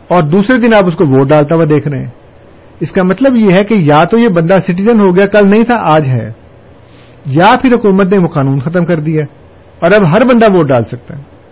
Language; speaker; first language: Urdu; non-native, local second language; Punjabi